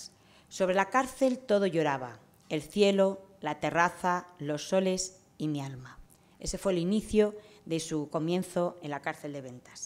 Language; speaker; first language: Spanish; native; Spanish